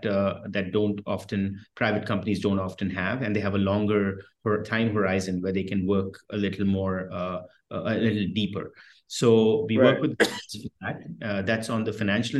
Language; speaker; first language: English; non-native, local second language; Hindi